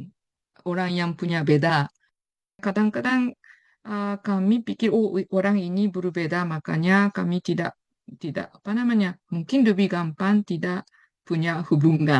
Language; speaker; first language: Indonesian; non-native, fluent; Japanese